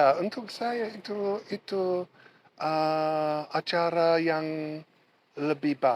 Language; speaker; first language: Indonesian; non-native, learner; English